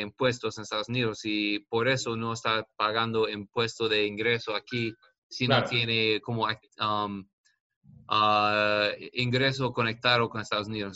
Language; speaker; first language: Spanish; non-native, learner; English